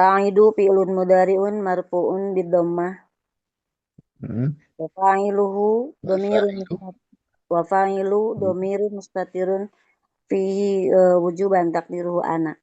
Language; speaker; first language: Arabic; non-native, learner; Indonesian